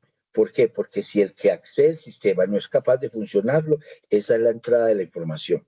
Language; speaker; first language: Spanish; native; Spanish